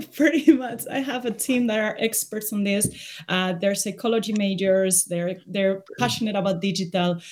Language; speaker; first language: English; non-native, fluent; Spanish